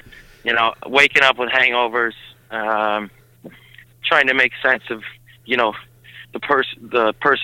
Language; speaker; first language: English; native; English